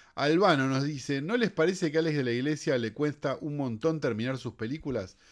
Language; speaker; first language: Spanish; native; Spanish